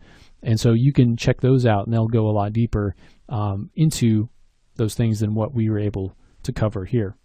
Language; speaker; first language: English; native; English